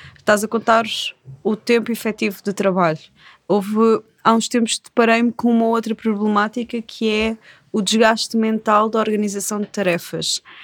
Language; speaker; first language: Portuguese; native; Portuguese